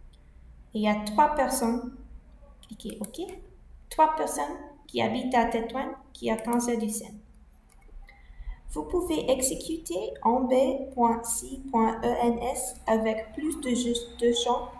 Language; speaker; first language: French; non-native, learner; English